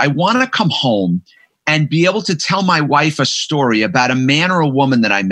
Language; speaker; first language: English; native; English